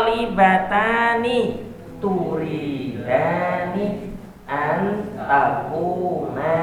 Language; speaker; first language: Arabic; non-native, fluent; Indonesian